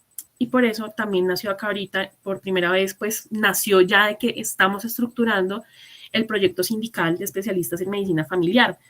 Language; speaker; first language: Spanish; native; Spanish